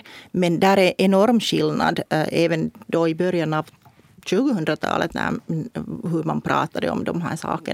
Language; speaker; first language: Swedish; non-native, local second language; Finnish